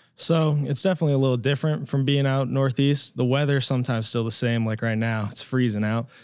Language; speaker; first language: English; native; English